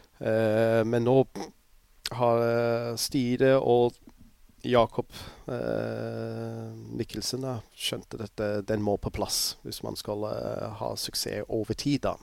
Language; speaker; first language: Norwegian; non-native, fluent; English